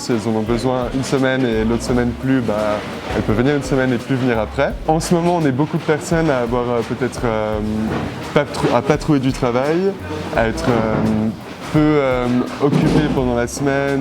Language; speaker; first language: French; native; French